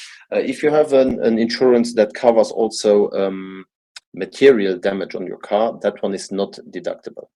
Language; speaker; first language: English; non-native, fluent; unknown